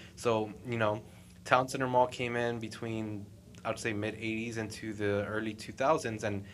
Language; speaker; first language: English; native; English